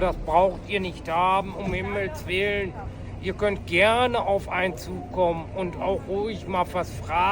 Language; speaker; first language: German; non-native, fluent; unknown